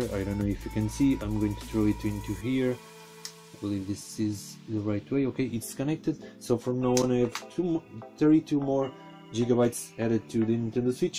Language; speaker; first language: English; non-native, fluent; Portuguese